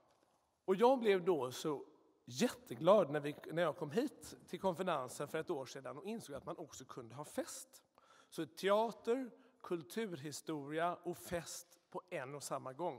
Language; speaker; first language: Swedish; native; Swedish